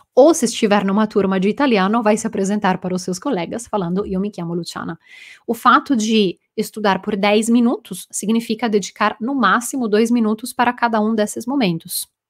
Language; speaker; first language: Portuguese; non-native, fluent; Italian